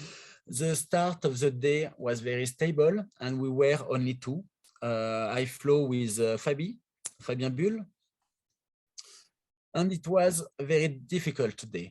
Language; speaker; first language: English; non-native, learner; French